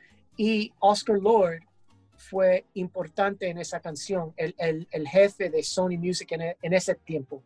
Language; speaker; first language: Spanish; early bilingual, heritage; English